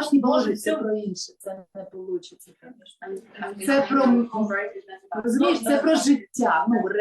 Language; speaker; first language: Ukrainian; non-native, local second language; Russian